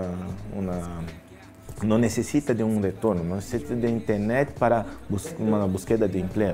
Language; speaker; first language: Spanish; non-native, learner; Portuguese